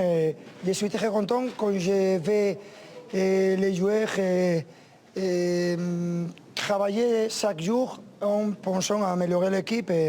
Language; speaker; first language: French; non-native, learner; Spanish